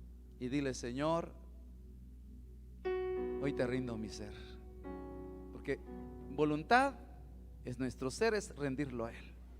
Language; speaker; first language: Spanish; native; Spanish